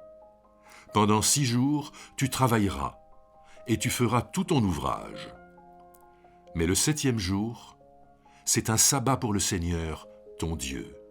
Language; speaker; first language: French; native; French